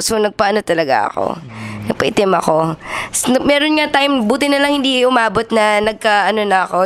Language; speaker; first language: Filipino; non-native, local second language; Cebuano